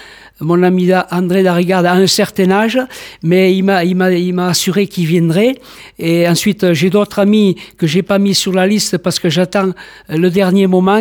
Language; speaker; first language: French; native; French